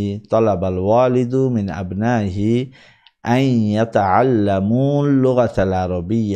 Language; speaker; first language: Arabic; non-native, fluent; Bangla